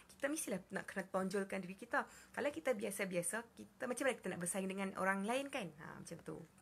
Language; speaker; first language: Malay; native; Malay